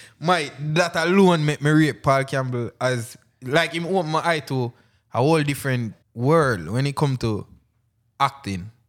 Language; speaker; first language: English; non-native, local second language; Jamaican Creole English